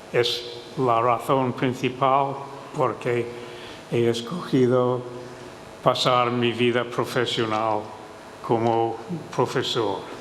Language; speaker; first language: Spanish; non-native, fluent; English